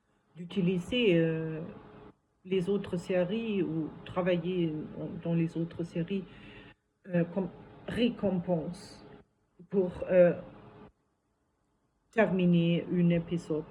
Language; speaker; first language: French; non-native, fluent; German